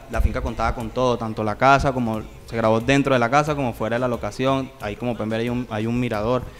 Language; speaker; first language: Spanish; native; Spanish